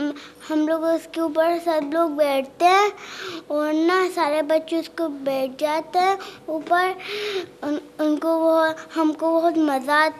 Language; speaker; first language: Hindi; early bilingual, heritage; Urdu